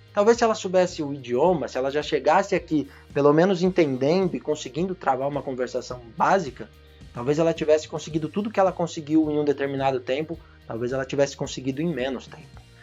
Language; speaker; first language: Portuguese; native; Portuguese